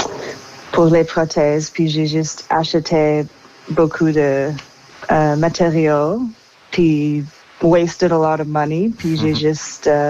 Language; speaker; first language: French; non-native, local second language; English